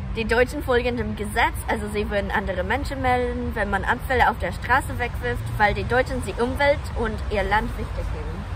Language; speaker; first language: German; non-native, fluent; Japanese